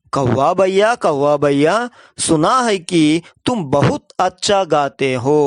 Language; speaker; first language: Hindi; non-native, local second language; Telugu